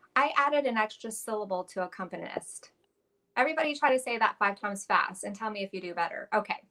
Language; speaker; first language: English; native; English